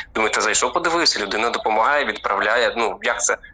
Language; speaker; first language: Ukrainian; native; Ukrainian